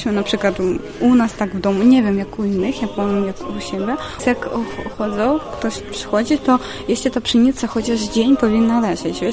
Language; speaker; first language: Polish; non-native, fluent; Ukrainian